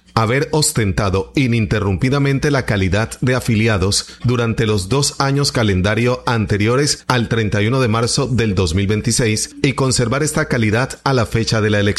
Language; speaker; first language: Spanish; native; Spanish